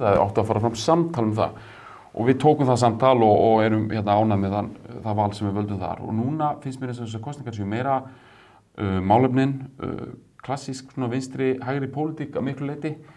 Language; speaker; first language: Icelandic; native; Icelandic